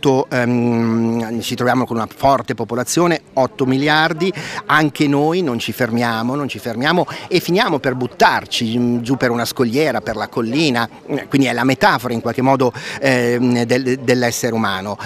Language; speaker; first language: Italian; native; Italian